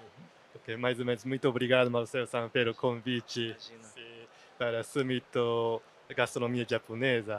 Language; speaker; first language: Portuguese; non-native, learner; Japanese